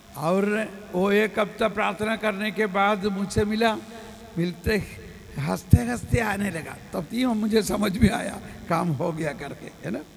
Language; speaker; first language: Hindi; non-native, local second language; Malayalam